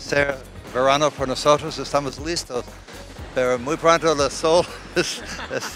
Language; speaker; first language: Spanish; non-native, learner; English